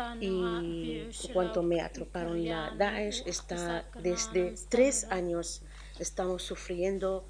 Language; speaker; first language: Spanish; non-native, learner; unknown